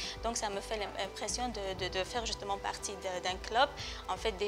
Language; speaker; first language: French; non-native, fluent; Georgian